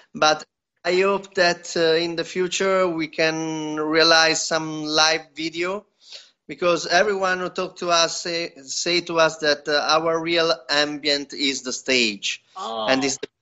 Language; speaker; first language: English; non-native, learner; Italian